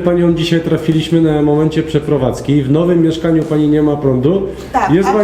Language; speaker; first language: Polish; native; Polish